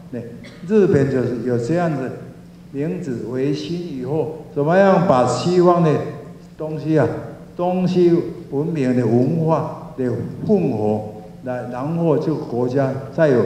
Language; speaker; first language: Chinese; non-native, local second language; Min Nan Chinese